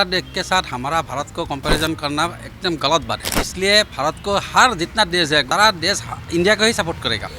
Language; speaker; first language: Hindi; non-native, local second language; Assamese